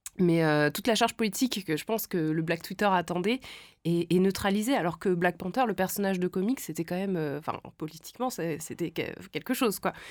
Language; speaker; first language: French; native; French